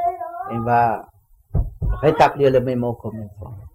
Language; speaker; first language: French; non-native, learner; Vietnamese